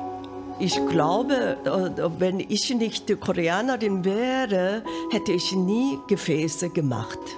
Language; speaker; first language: German; non-native, fluent; Korean